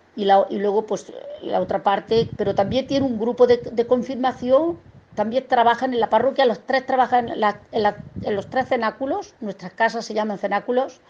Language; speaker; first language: Spanish; native; Spanish